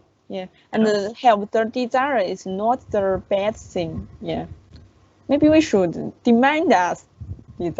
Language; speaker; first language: English; non-native, learner; Chinese